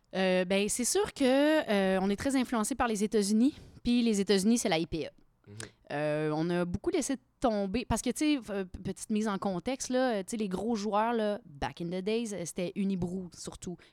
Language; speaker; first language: French; native; French